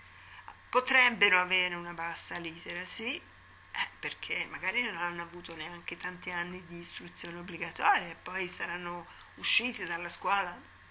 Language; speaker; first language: Italian; native; Italian